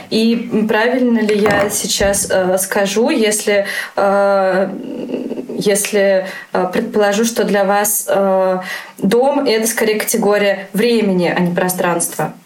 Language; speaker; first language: Russian; native; Russian